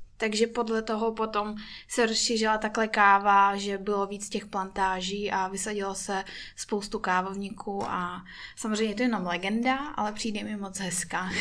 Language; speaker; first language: Czech; non-native, fluent; Russian